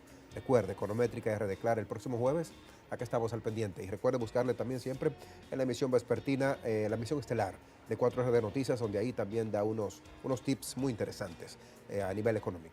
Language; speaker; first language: Spanish; native; Spanish